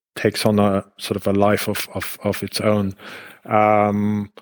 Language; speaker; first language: English; non-native, fluent; Hebrew